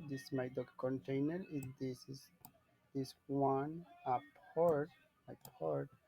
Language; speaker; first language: English; non-native, learner; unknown